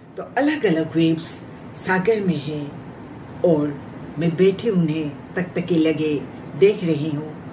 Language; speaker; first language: Hindi; non-native, local second language; Assamese